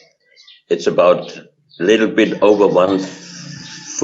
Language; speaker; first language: English; non-native, fluent; German